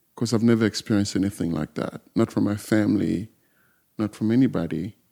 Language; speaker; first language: English; non-native, fluent; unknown